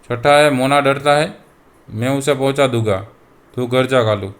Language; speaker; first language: Hindi; non-native, local second language; Gujarati